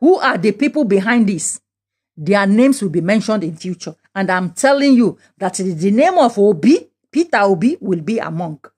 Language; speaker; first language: English; non-native, local second language; Yoruba